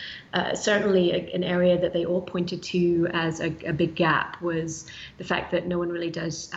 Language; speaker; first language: English; native; English